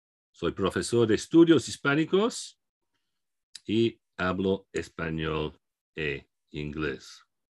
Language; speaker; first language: Spanish; non-native, fluent; English